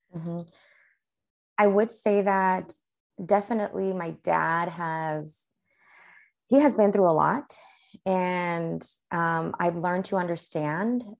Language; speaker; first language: English; early bilingual, other home language; Spanish